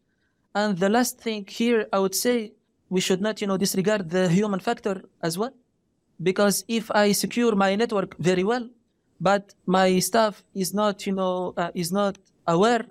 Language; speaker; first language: English; non-native, fluent; Arabic